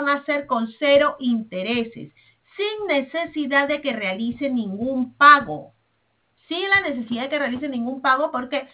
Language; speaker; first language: Spanish; native; Spanish